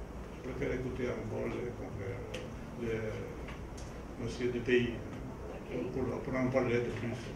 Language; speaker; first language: French; non-native, fluent; Albanian